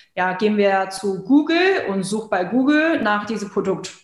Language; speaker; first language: German; non-native, fluent; Chinese